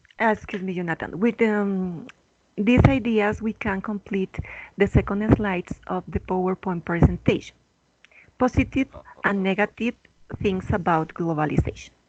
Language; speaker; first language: English; non-native, learner; Spanish